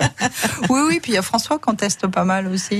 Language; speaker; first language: French; native; French